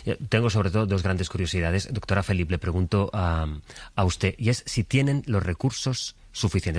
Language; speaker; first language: Spanish; native; Spanish